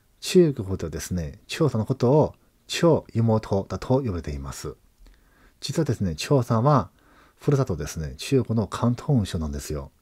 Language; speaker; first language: Japanese; non-native, fluent; Chinese